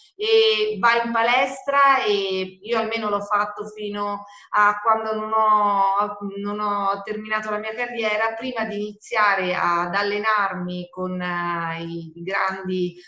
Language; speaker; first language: Italian; native; Italian